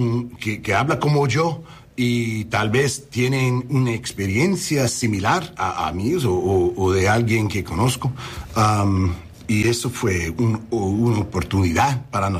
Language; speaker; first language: Spanish; non-native, learner; English